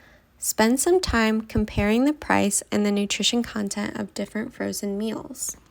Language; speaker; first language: English; native; English